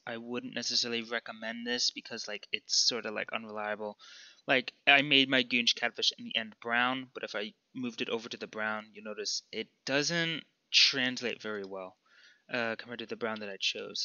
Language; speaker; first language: English; native; English